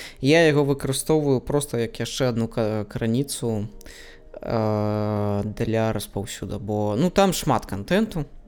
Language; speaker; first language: Belarusian; non-native, local second language; Russian